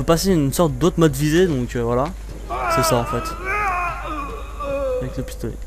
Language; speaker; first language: French; native; French